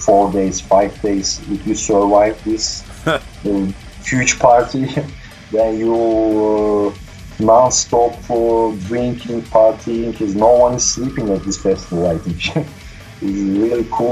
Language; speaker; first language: English; non-native, learner; Turkish